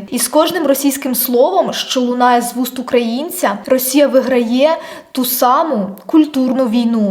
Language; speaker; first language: Ukrainian; non-native, local second language; Russian